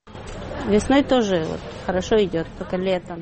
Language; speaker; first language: Russian; non-native, local second language; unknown